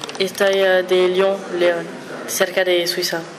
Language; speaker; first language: Spanish; non-native, learner; French